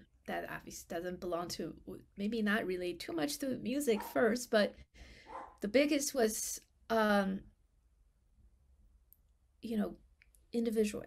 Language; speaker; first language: English; non-native, fluent; Chinese